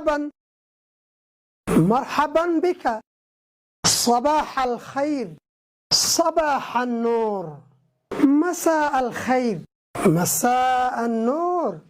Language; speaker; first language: Arabic; non-native, local second language; Somali